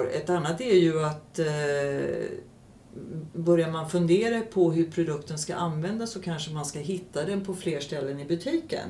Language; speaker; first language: Swedish; native; Swedish